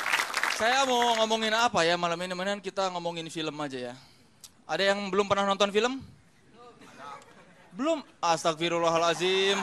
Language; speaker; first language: Indonesian; native; Indonesian